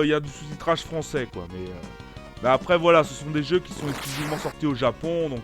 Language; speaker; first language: French; native; French